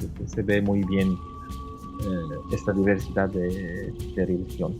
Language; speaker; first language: Spanish; non-native, fluent; Arabic